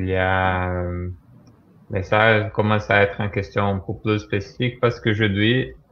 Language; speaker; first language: French; non-native, fluent; Portuguese